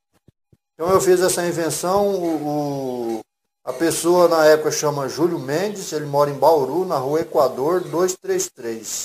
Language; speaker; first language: Portuguese; native; Portuguese